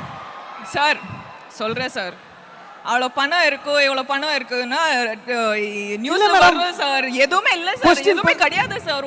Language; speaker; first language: Tamil; non-native, fluent; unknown